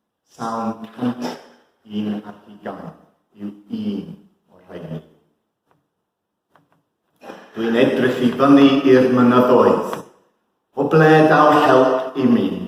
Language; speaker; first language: Welsh; non-native, fluent; English